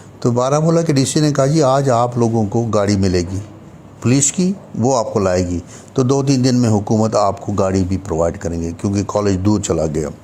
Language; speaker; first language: Urdu; non-native, local second language; Kashmiri